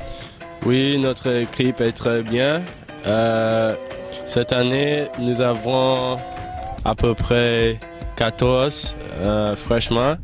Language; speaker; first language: French; early bilingual, heritage; French